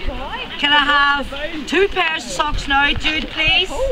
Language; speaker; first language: English; native; English